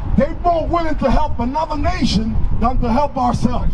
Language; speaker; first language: English; early bilingual, other home language; Spanish